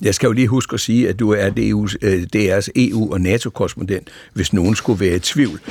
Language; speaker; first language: Danish; native; Danish